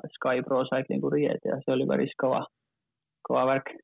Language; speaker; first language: Estonian; non-native, fluent; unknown